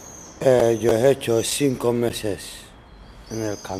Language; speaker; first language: Spanish; non-native, learner; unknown